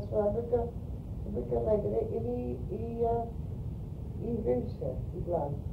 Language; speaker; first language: Swedish; early bilingual, heritage; Swedish